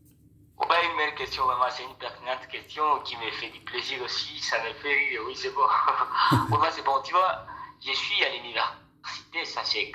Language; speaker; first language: French; non-native, local second language; Rundi